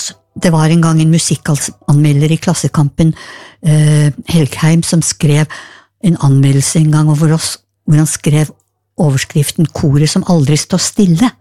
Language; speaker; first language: Norwegian; native; Norwegian